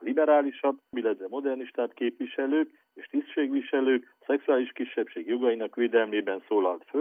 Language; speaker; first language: Hungarian; native; Hungarian